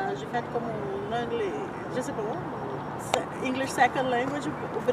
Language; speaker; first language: French; non-native, fluent; Portuguese